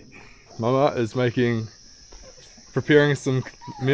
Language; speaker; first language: English; native; English